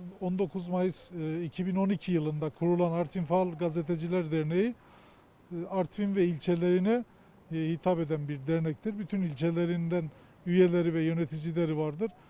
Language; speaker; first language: Turkish; native; Turkish